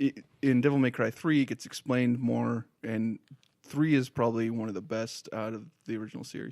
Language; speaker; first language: English; native; English